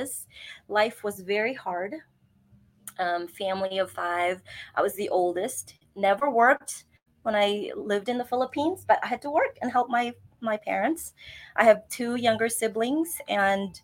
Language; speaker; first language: English; non-native, local second language; Bikol